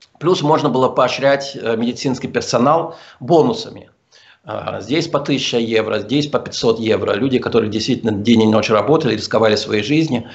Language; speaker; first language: Russian; early bilingual, heritage; Russian